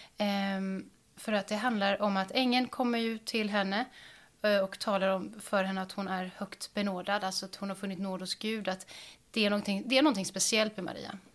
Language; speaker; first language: Swedish; native; Swedish